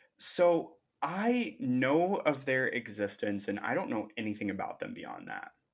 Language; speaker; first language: English; native; English